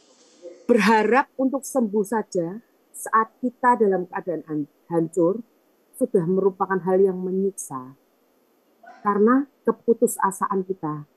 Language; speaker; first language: Indonesian; native; Indonesian